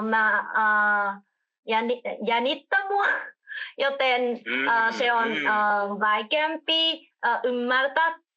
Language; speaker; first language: Finnish; non-native, learner; Vietnamese